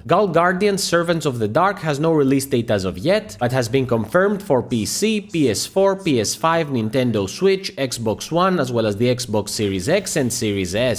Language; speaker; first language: English; native; English